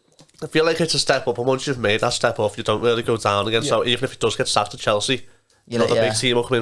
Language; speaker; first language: English; native; English